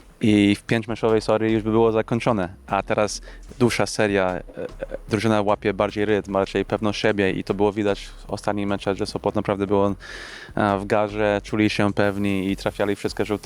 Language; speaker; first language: Polish; early bilingual, heritage; English